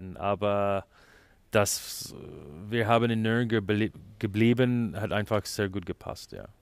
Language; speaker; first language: German; non-native, fluent; English